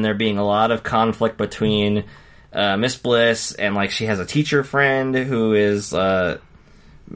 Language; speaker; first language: English; native; English